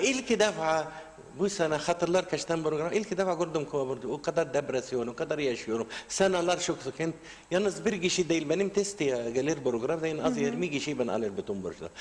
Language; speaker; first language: Turkish; non-native, learner; Arabic